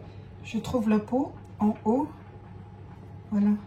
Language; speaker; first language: French; non-native, fluent; Arabic